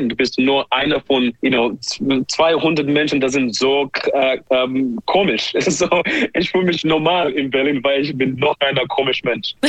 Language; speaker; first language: German; non-native, fluent; English